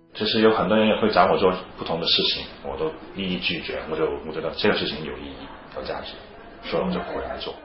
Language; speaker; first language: Chinese; non-native, fluent; Cantonese